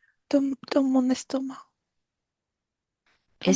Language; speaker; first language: French; non-native, fluent; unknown